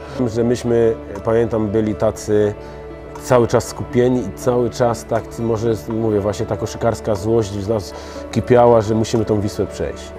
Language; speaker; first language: Polish; native; Polish